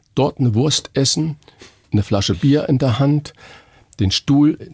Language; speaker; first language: German; native; German